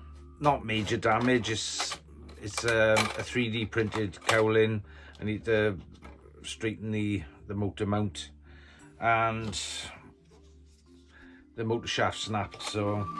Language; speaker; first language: English; native; English